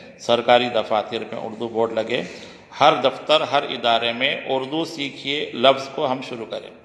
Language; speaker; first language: Urdu; native; Urdu